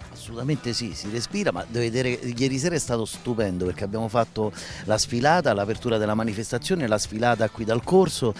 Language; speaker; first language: Italian; native; Italian